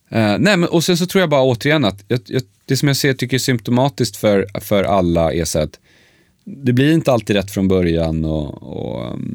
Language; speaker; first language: Swedish; early bilingual, other home language; Polish